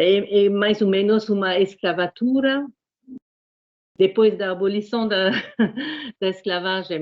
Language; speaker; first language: Portuguese; non-native, fluent; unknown